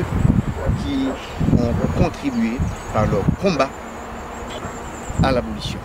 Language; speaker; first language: French; non-native, local second language; Haitian Creole